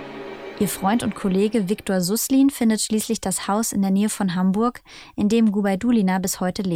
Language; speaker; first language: German; native; German